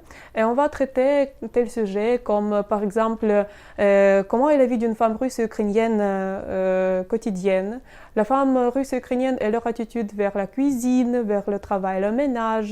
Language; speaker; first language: French; non-native, fluent; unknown